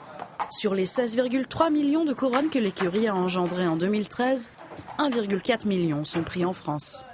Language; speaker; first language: French; native; French